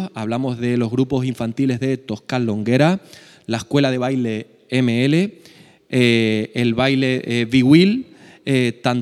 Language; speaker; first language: Spanish; native; Spanish